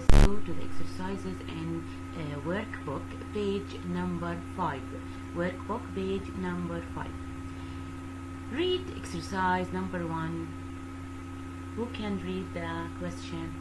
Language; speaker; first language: English; non-native, fluent; Arabic